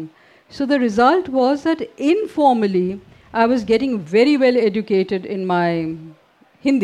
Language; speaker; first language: English; non-native, local second language; Hindi